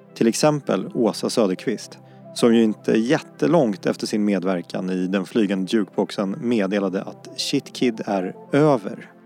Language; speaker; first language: Swedish; native; Swedish